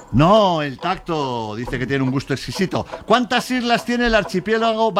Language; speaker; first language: Spanish; native; Spanish